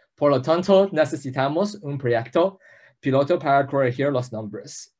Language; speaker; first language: Spanish; non-native, learner; English